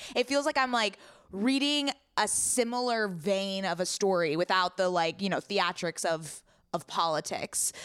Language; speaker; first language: English; native; English